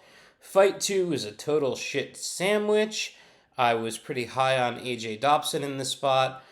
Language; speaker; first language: English; native; English